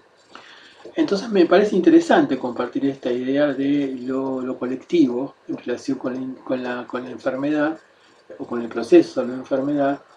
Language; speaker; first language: Spanish; native; Spanish